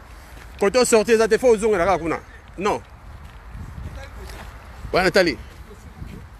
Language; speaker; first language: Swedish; non-native, learner; French